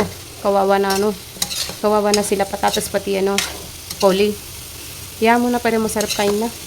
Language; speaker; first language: Filipino; non-native, learner; Punjabi